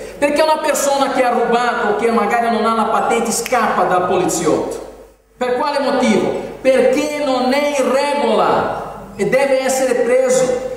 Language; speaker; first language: Italian; non-native, fluent; Portuguese